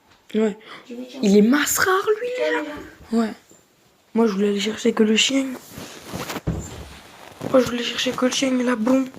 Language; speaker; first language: French; native; French